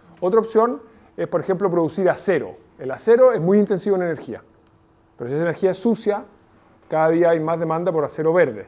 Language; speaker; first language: Spanish; native; Spanish